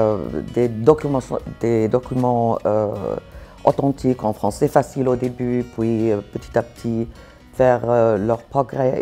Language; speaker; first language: French; non-native, fluent; Arabic